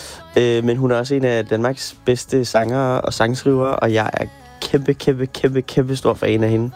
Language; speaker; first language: Danish; native; Danish